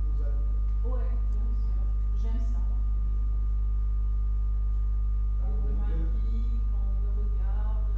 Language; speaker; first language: French; non-native, fluent; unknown